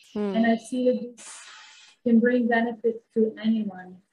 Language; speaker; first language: English; non-native, fluent; Bosnian